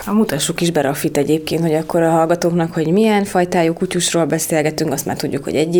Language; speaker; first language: Hungarian; native; Hungarian